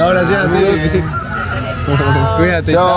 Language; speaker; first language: Spanish; native; Spanish